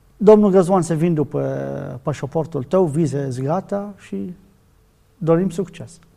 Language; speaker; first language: Romanian; non-native, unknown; Arabic